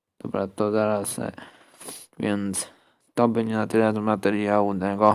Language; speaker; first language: Polish; native; Polish